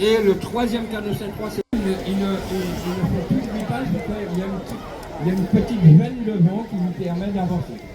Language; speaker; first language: French; native; French